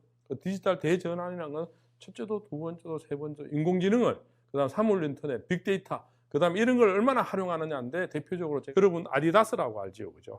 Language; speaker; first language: Korean; native; Korean